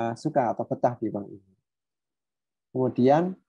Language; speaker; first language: Indonesian; native; Indonesian